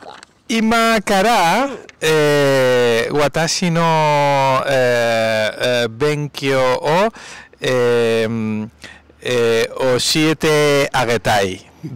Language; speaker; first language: Japanese; non-native, learner; Spanish